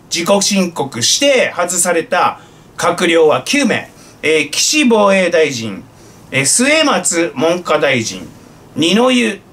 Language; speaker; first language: Japanese; native; Japanese